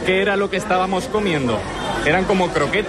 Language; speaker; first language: Spanish; native; Spanish